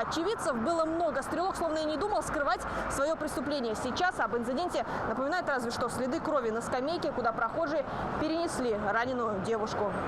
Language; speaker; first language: Russian; native; Russian